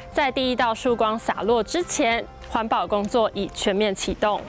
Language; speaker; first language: Chinese; native; Chinese